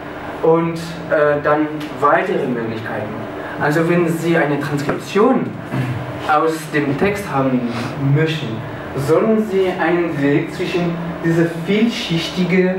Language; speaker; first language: German; non-native, fluent; French